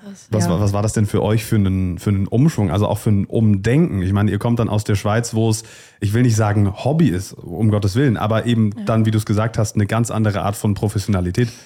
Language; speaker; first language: German; native; German